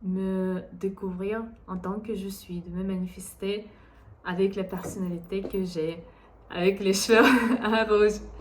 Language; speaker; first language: French; non-native, fluent; Russian